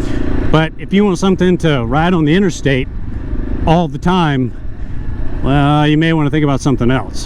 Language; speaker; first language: English; native; English